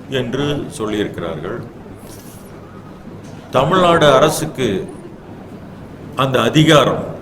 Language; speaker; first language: Tamil; native; Tamil